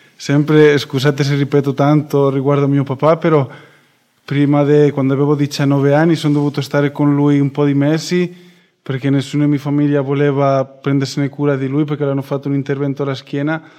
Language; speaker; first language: Italian; non-native, fluent; Spanish